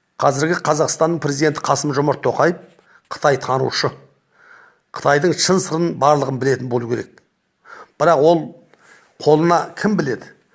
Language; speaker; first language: Kazakh; native; Kazakh